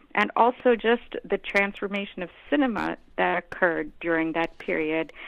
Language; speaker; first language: English; non-native, local second language; Hindi